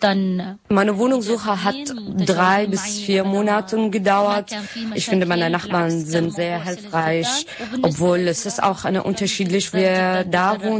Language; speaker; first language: German; non-native, learner; Arabic